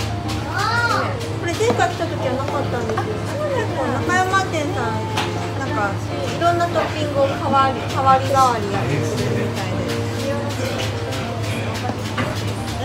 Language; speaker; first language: Japanese; native; Japanese